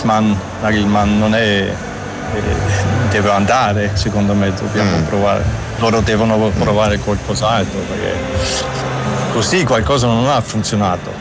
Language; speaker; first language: Italian; non-native, learner; German